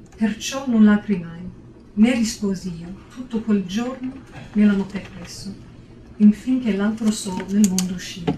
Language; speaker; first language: Italian; non-native, fluent; English